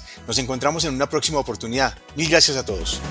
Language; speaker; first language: Spanish; native; Spanish